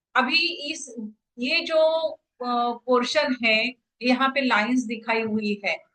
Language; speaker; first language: Hindi; non-native, local second language; Marathi